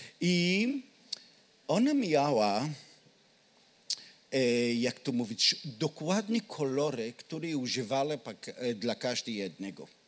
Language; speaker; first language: Polish; non-native, learner; Hebrew